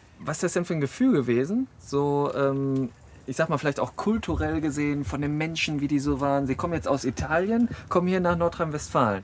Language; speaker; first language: German; native; German